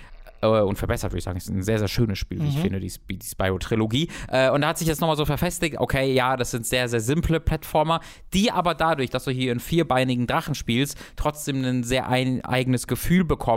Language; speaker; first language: German; native; German